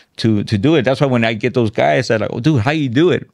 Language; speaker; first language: English; native; English